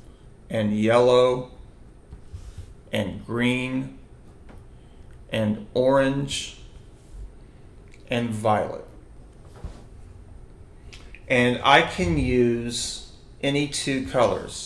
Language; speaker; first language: English; native; English